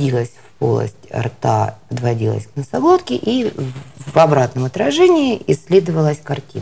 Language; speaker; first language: Russian; native; Russian